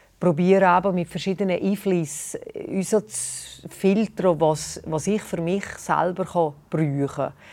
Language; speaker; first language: German; native; German